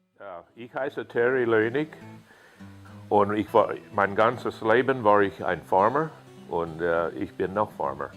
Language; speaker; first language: German; early bilingual, heritage; German